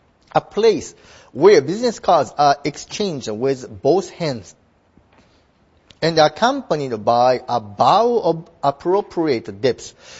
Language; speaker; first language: English; non-native, fluent; Japanese